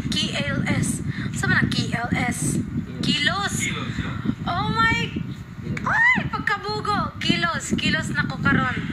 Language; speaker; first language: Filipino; non-native, local second language; Cebuano